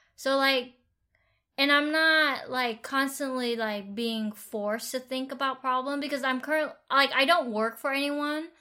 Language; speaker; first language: English; early bilingual, other home language; Vietnamese